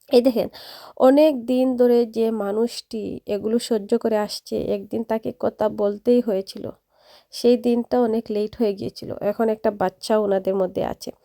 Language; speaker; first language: Bangla; non-native, local second language; Sylheti